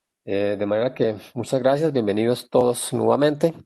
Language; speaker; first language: Spanish; native; Spanish